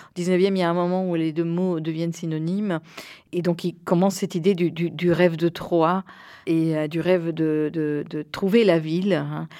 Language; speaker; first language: French; early bilingual, heritage; Spanish